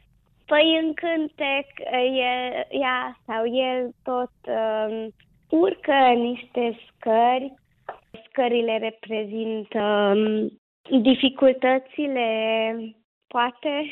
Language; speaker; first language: Romanian; non-native, local second language; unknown